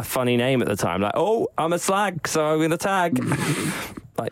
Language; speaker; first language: English; native; English